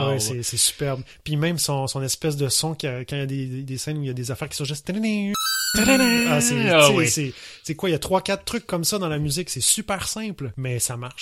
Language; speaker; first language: French; native; French